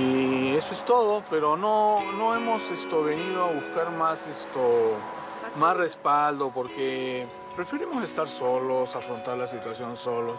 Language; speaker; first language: Spanish; native; Spanish